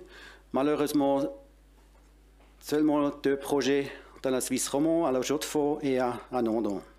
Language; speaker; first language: French; non-native, local second language; German